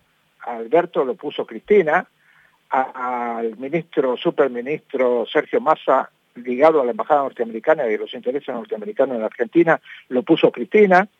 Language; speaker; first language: Spanish; native; Spanish